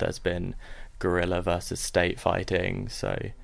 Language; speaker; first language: English; native; English